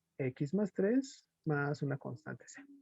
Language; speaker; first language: Spanish; native; Spanish